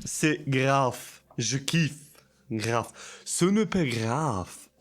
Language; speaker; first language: French; non-native, learner; German